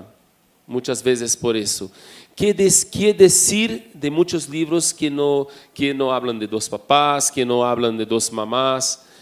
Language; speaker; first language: Spanish; non-native, fluent; Portuguese